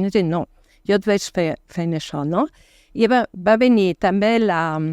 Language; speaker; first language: Catalan; non-native, fluent; French